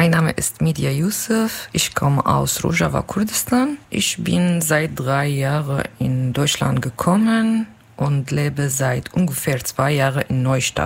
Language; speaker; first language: German; non-native, learner; Kurdish